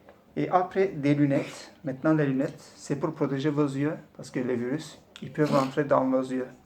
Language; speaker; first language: French; non-native, fluent; Turkish